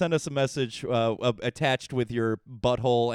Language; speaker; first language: English; native; English